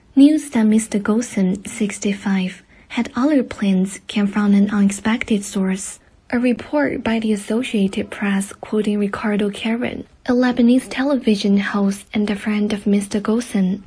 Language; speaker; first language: English; non-native, fluent; Chinese